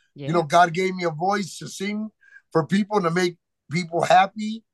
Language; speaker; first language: English; native; English